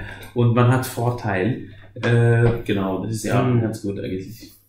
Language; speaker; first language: German; non-native, fluent; Arabic